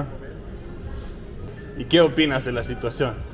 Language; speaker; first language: Spanish; non-native, learner; Danish